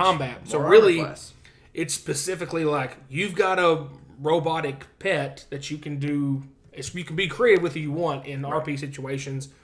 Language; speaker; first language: English; native; English